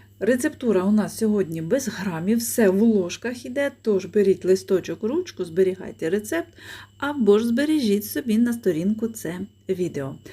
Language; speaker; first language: Ukrainian; native; Ukrainian